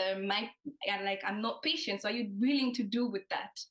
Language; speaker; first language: English; non-native, local second language; Swahili